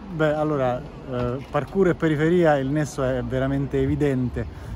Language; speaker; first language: Italian; native; Italian